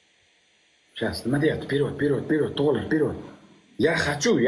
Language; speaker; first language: Russian; non-native, learner; Uzbek